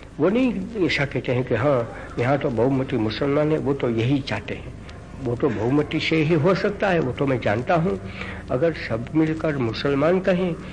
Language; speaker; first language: Hindi; non-native, local second language; Gujarati